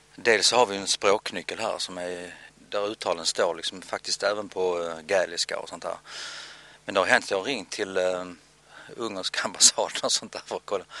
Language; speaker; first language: Swedish; native; Swedish